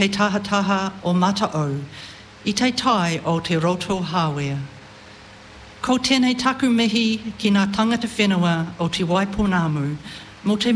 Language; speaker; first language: English; native; English